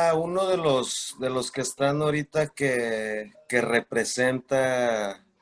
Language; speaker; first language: Spanish; early bilingual, heritage; Spanish